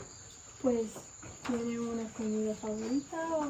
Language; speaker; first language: Spanish; non-native, learner; English